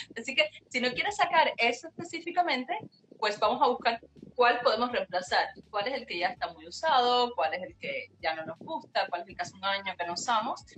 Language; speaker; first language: Spanish; native; Spanish